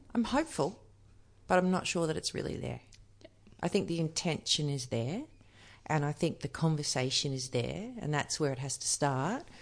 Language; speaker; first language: English; native; English